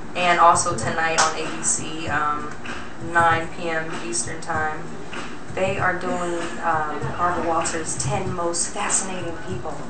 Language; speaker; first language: English; native; English